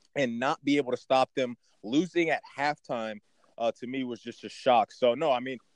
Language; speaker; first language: English; native; English